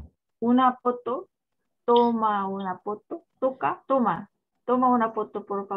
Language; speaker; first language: Spanish; non-native, learner; Korean